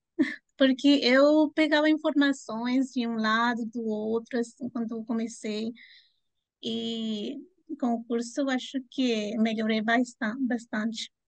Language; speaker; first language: Portuguese; non-native, fluent; Spanish